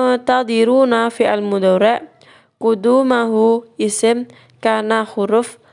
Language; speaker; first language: Arabic; non-native, learner; Indonesian